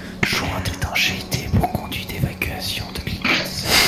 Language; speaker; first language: French; native; French